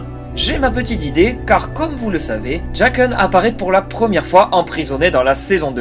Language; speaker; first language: French; native; French